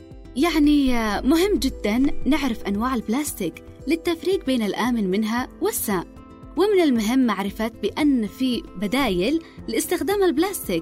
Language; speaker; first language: Arabic; native; Arabic